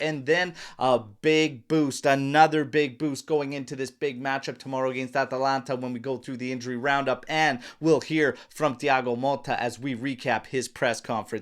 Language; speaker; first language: English; native; English